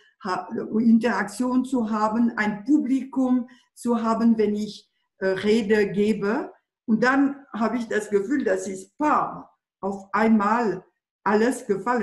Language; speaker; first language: German; non-native, fluent; French